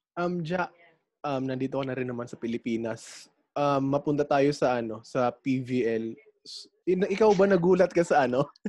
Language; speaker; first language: Filipino; native; Filipino